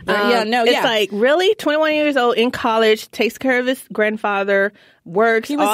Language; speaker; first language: English; native; English